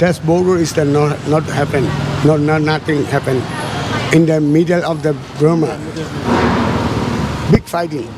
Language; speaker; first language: English; non-native, learner; Burmese